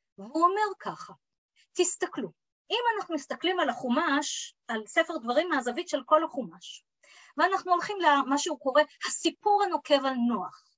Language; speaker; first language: Hebrew; early bilingual, other home language; English